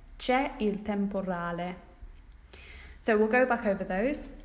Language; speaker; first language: Italian; non-native, fluent; English